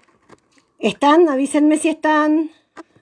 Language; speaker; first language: Spanish; native; Spanish